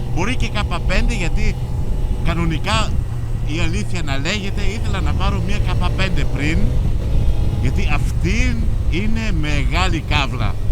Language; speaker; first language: Greek; early bilingual, heritage; Greek